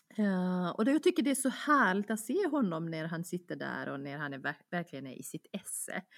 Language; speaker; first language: Swedish; non-native, fluent; Bosnian